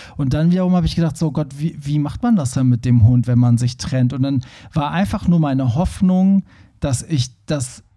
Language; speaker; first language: German; early bilingual, other home language; Persian